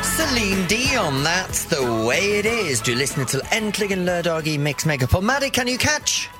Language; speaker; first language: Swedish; non-native, fluent; English